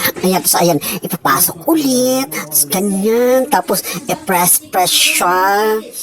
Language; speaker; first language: Filipino; non-native, local second language; Cebuano